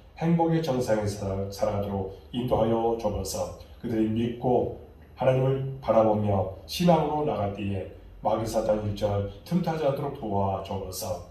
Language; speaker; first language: Korean; native; Korean